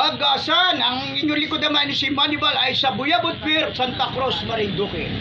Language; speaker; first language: Filipino; native; Filipino